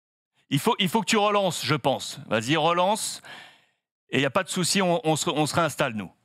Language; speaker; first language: French; native; French